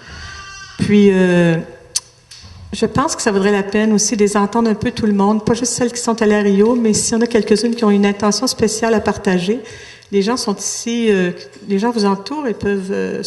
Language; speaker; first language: French; native; French